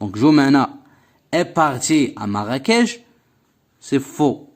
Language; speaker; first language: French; non-native, local second language; Arabic